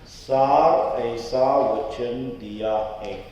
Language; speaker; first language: Hindi; non-native, local second language; Marathi